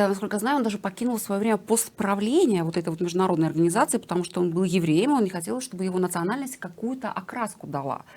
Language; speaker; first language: Russian; native; Russian